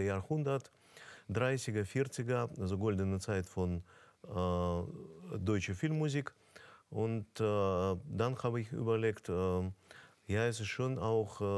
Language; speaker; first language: German; non-native, fluent; Russian